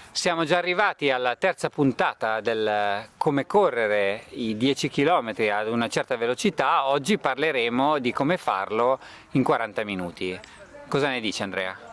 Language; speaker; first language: Italian; native; Italian